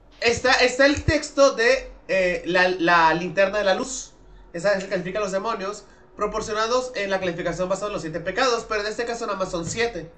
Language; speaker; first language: Spanish; native; Spanish